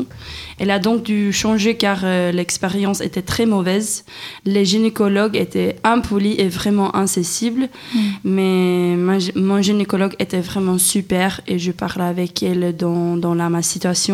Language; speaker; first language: French; non-native, fluent; Swedish